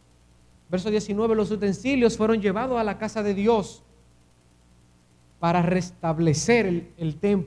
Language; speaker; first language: Spanish; native; Spanish